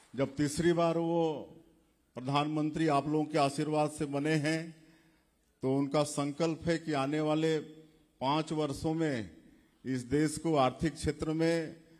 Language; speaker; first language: Hindi; native; Hindi